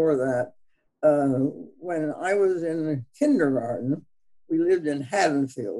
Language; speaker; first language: English; native; English